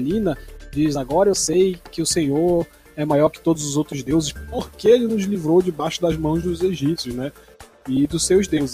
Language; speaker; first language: Portuguese; native; Portuguese